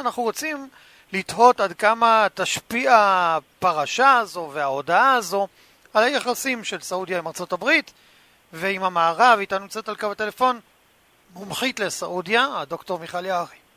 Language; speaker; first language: Hebrew; native; Hebrew